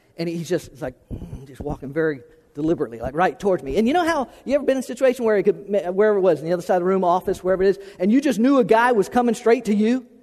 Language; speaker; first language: English; native; English